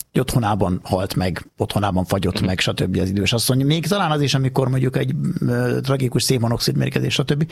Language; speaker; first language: Hungarian; native; Hungarian